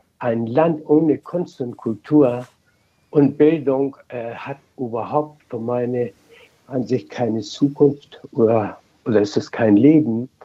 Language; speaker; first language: German; non-native, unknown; Persian